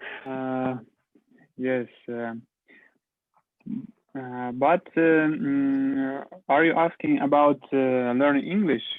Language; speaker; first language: English; non-native, learner; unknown